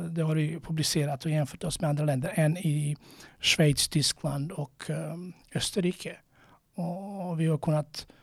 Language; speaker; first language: Swedish; non-native, fluent; Croatian